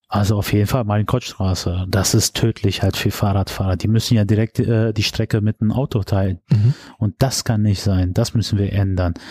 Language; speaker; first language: German; early bilingual, other home language; Turkish